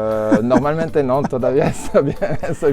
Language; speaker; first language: Spanish; non-native, learner; French